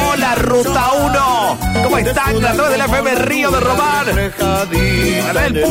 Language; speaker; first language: Spanish; native; Spanish